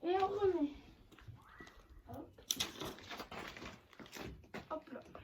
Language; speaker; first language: French; native; French